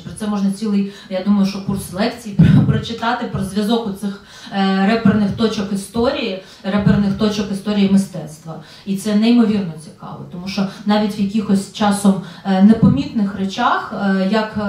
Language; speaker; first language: Ukrainian; native; Ukrainian